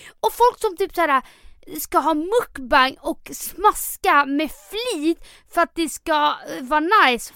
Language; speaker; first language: Swedish; early bilingual, other home language; Spanish